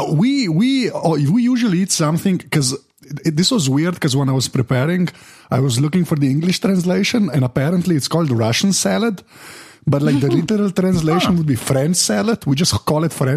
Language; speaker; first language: English; non-native, fluent; Slovenian